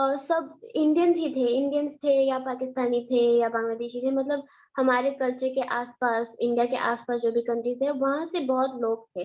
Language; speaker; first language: Hindi; early bilingual, heritage; Hindi